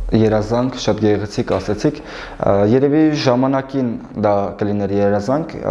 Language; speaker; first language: Armenian; non-native, local second language; Kurdish